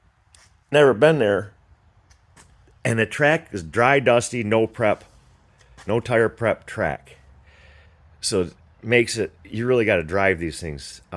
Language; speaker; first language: English; native; English